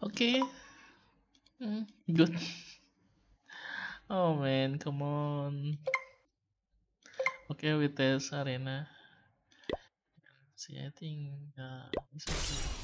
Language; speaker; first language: English; non-native, learner; Malay